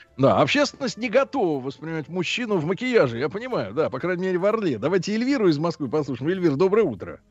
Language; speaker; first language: Russian; native; Russian